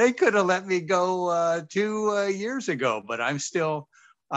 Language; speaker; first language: English; native; English